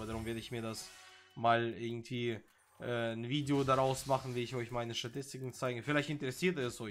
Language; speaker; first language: German; native; German